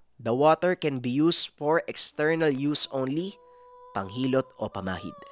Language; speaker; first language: Filipino; native; Filipino